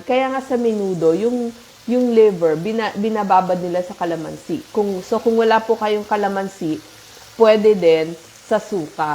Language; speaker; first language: Filipino; native; Filipino